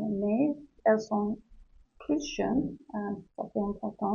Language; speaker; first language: French; non-native, learner; English